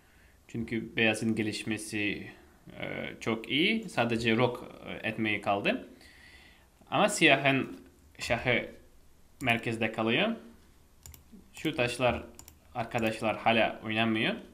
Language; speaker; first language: Turkish; non-native, fluent; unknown